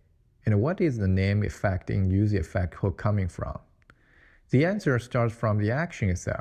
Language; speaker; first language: English; non-native, fluent; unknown